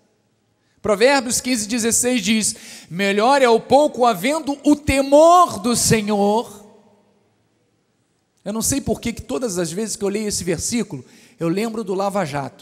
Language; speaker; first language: Portuguese; native; Portuguese